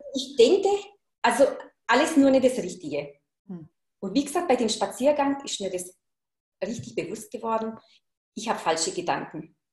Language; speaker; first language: German; early bilingual, heritage; German